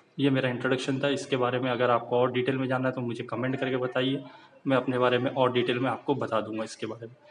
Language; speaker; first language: Hindi; native; Hindi